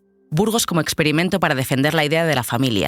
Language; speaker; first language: Spanish; native; Spanish